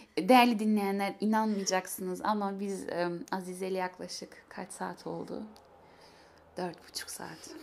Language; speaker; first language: Turkish; early bilingual, heritage; Turkish